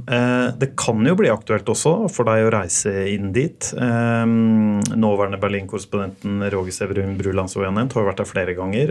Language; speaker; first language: Norwegian; native; Norwegian